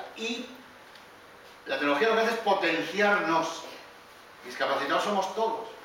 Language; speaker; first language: Spanish; native; Spanish